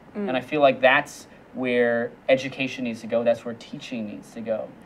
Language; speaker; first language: English; native; English